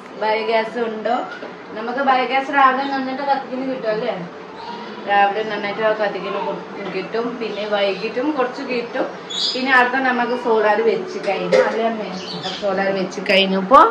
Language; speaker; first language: Malayalam; non-native, learner; Nepali